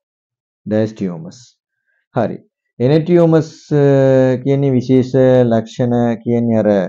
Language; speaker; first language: Sinhala; non-native, local second language; Tamil